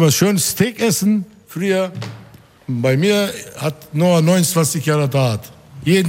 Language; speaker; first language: German; non-native, fluent; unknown